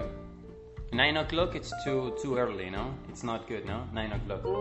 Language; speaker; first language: English; non-native, fluent; Spanish